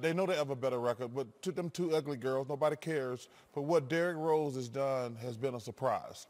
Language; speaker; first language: English; native; English